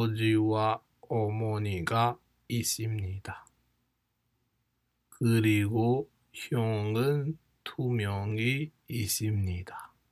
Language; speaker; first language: Korean; non-native, fluent; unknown